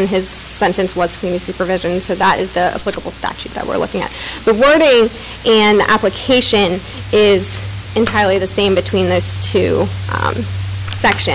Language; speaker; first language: English; native; English